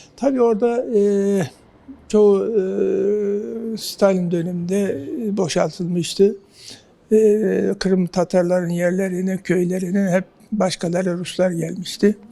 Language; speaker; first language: Turkish; native; Turkish